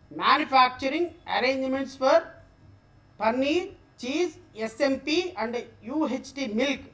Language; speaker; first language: English; non-native, local second language; Telugu